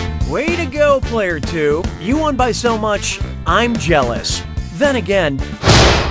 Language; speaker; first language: English; native; English